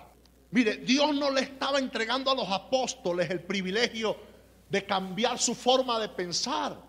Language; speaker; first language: Spanish; native; Spanish